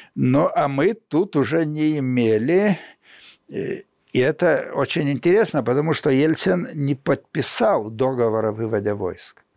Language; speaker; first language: Russian; non-native, local second language; Lithuanian